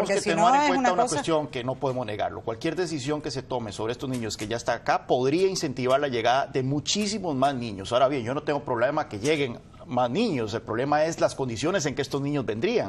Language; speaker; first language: Spanish; native; Spanish